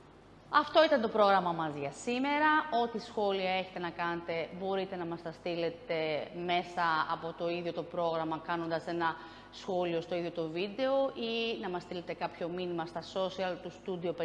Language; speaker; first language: Greek; native; Greek